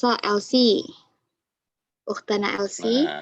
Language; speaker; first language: Arabic; non-native, learner; Indonesian